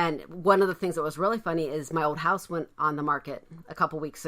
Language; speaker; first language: English; native; English